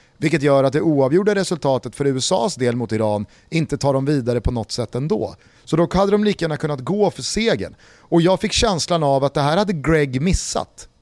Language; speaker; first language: Swedish; native; Swedish